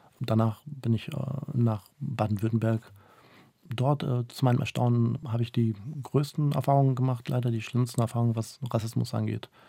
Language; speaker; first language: German; early bilingual, other home language; Kurdish